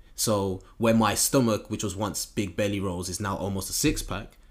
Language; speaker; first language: English; native; English